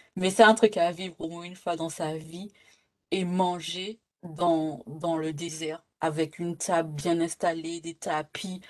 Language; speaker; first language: French; native; French